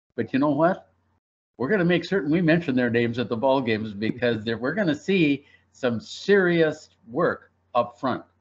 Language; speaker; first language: English; native; English